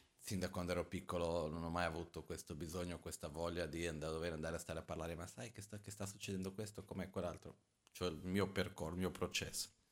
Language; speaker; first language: Italian; non-native, fluent; Portuguese